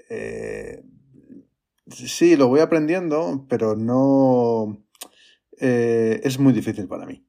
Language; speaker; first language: Spanish; native; Spanish